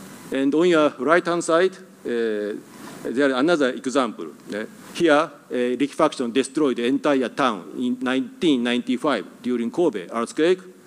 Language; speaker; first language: English; non-native, fluent; Japanese